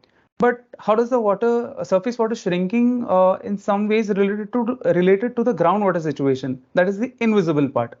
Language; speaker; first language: English; non-native, local second language; Marathi